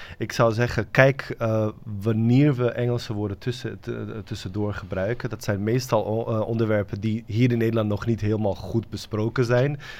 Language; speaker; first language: Dutch; non-native, fluent; Bosnian